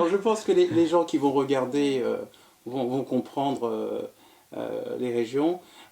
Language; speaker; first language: French; native; French